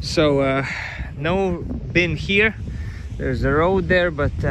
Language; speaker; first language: English; non-native, fluent; Latvian